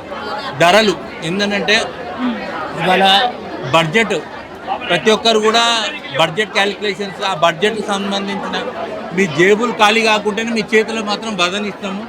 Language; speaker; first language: Telugu; native; Telugu